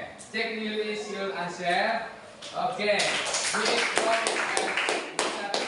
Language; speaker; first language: English; non-native, learner; Indonesian